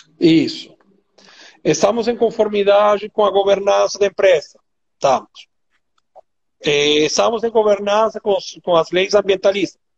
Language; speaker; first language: Portuguese; non-native, fluent; Spanish